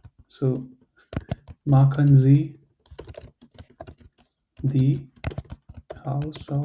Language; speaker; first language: German; non-native, fluent; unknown